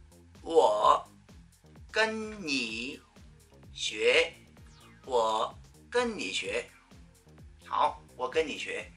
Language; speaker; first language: Chinese; non-native, fluent; Vietnamese